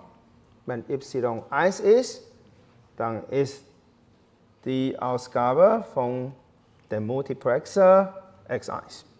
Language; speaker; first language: German; non-native, fluent; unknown